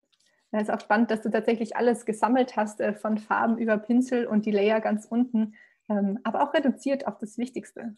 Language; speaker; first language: German; native; German